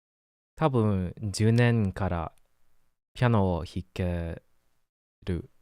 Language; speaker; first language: Japanese; non-native, learner; English